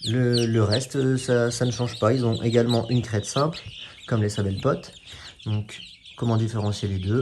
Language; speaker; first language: French; native; French